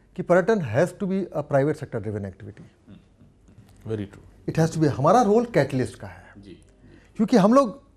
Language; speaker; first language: Hindi; native; Hindi